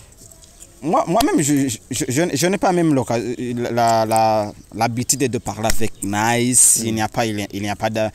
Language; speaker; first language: French; non-native, learner; Rundi